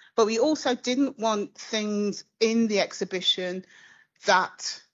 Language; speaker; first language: English; native; English